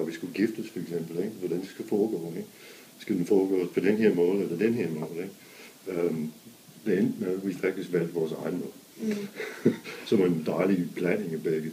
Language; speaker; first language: Danish; non-native, fluent; English